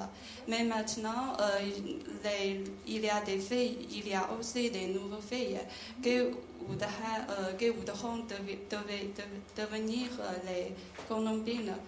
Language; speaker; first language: French; non-native, learner; Chinese